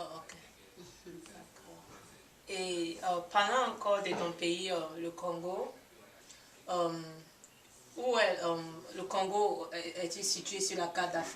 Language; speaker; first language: French; non-native, learner; English